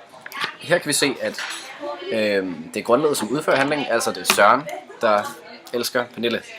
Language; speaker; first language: Danish; native; Danish